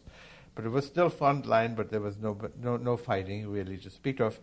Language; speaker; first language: English; non-native, fluent; German